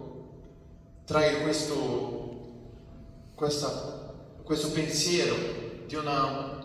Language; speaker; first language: Italian; non-native, fluent; Portuguese